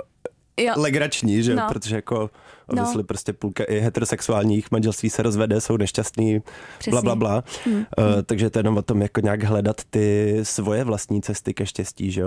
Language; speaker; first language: Czech; native; Czech